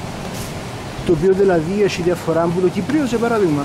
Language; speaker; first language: Greek; native; Greek